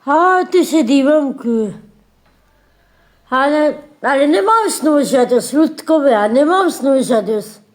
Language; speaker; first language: Slovak; non-native, local second language; Romany